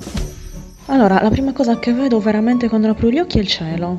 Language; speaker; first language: Italian; native; Italian